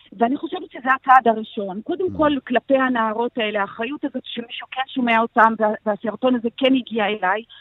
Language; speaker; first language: Hebrew; non-native, local second language; Arabic